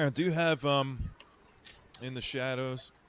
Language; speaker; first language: English; native; English